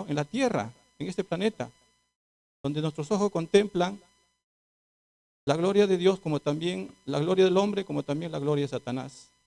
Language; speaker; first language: Spanish; native; Spanish